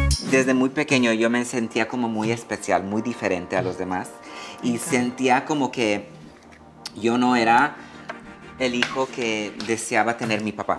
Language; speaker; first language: Spanish; native; Spanish